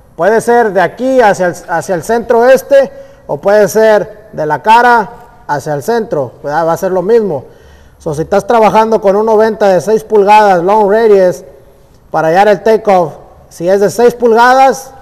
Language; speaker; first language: Spanish; early bilingual, heritage; Spanish